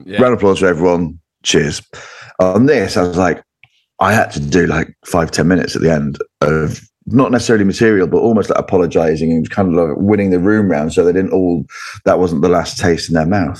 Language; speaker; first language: English; native; English